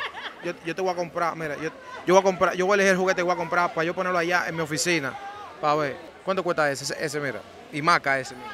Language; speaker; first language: Spanish; native; Spanish